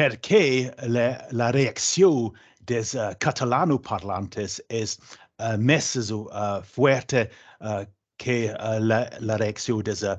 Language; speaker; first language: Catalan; non-native, learner; English